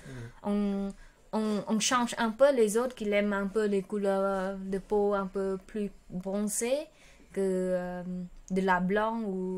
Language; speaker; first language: French; non-native, learner; Khmer